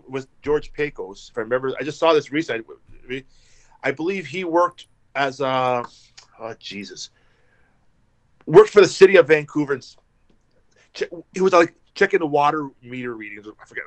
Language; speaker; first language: English; native; English